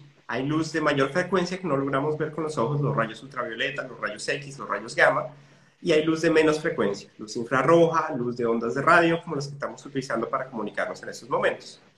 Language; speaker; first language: Spanish; native; Spanish